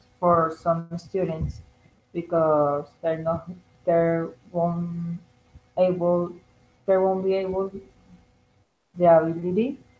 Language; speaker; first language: English; non-native, learner; Spanish